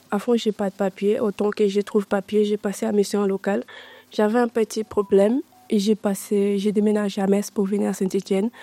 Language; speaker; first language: French; non-native, learner; Dutch